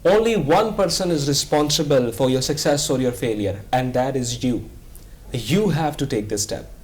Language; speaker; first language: English; non-native, local second language; Urdu